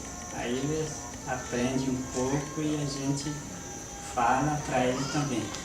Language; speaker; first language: Portuguese; non-native, local second language; Guarani